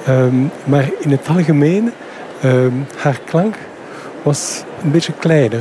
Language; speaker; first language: Dutch; non-native, fluent; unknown